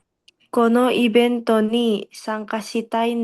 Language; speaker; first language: Japanese; non-native, learner; Indonesian